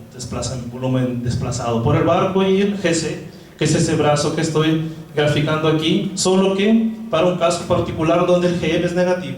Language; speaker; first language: Spanish; non-native, fluent; Portuguese